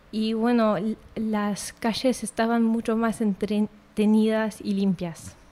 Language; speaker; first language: Spanish; non-native, fluent; French